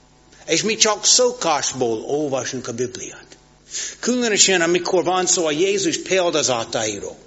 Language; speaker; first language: Hungarian; non-native, fluent; English